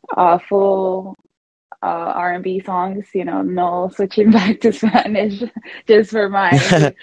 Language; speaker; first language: English; early bilingual, other home language; Spanish